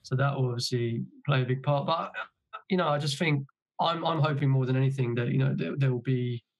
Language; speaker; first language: English; native; English